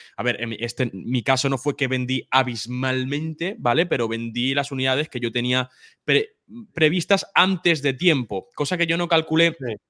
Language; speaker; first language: Spanish; native; Spanish